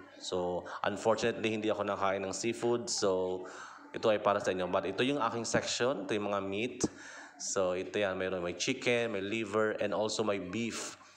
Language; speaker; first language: Filipino; native; Filipino